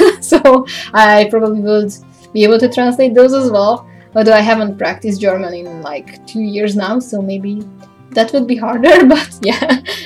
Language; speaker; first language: English; non-native, fluent; Hungarian